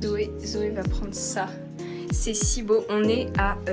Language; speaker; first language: French; native; French